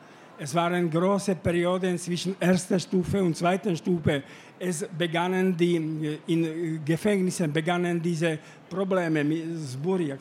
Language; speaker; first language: German; non-native, fluent; Slovak